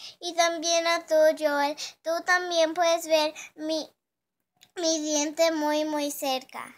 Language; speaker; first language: Spanish; early bilingual, heritage; Spanish